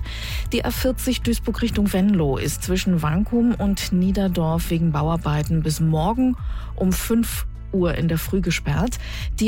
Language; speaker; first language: German; native; German